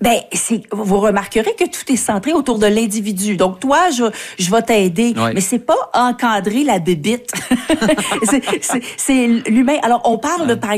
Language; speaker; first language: French; native; French